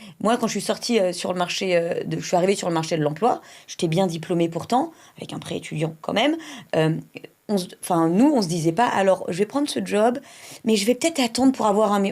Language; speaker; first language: French; native; French